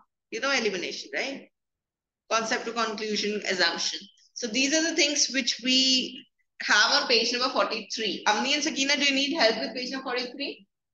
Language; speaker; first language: English; non-native, local second language; Hindi